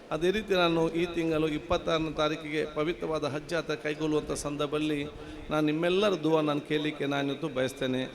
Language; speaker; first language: Kannada; non-native, local second language; Badaga